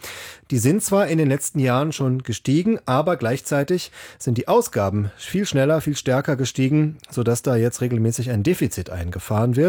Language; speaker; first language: German; native; German